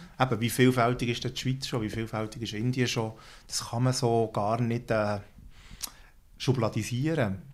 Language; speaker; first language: German; native; German